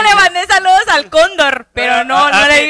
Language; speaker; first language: Spanish; native; Spanish